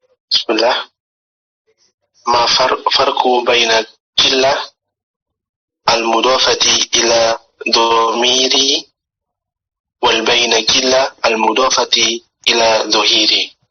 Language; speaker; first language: Arabic; non-native, learner; Indonesian